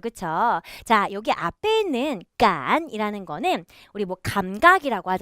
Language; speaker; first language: Korean; native; Korean